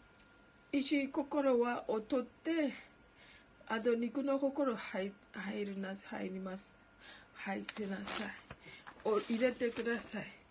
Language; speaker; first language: Japanese; non-native, learner; Ganda